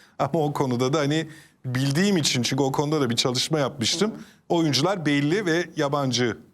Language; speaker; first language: Turkish; native; Turkish